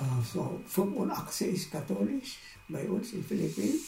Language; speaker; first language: German; non-native, fluent; Filipino